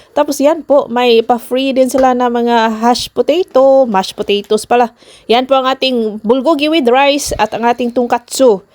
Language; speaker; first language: Filipino; non-native, local second language; Cebuano